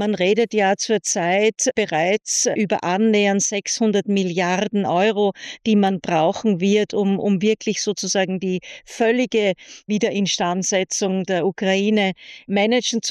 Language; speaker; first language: German; native; German